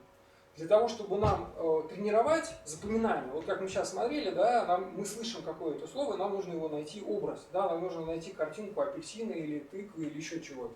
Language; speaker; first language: Russian; native; Russian